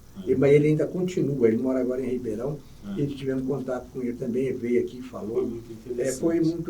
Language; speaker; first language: Portuguese; native; Portuguese